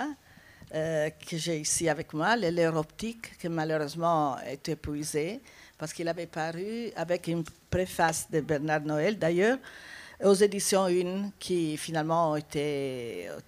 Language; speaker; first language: French; non-native, fluent; Italian